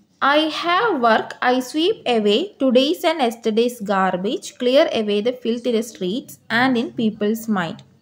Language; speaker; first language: English; non-native, local second language; Malayalam